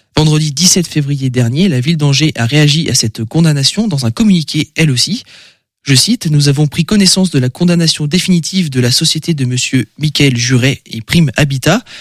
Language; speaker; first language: French; native; French